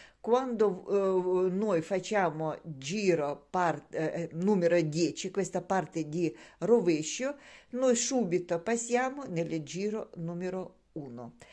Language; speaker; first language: Italian; non-native, learner; Ukrainian